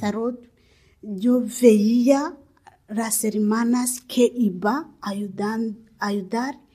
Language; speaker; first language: Spanish; non-native, learner; Kinyarwanda